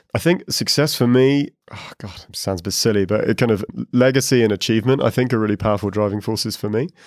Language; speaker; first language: English; native; English